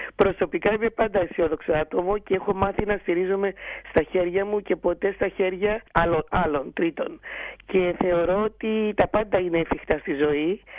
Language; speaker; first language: Greek; early bilingual, heritage; Greek